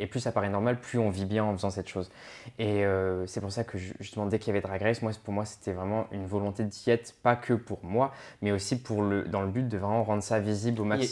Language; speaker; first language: French; native; French